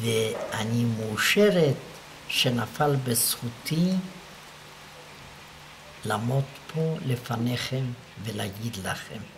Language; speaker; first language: Hebrew; non-native, fluent; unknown